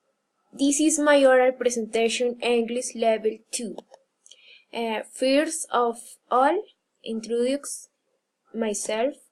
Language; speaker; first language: English; non-native, learner; Spanish